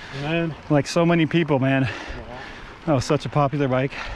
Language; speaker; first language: English; native; English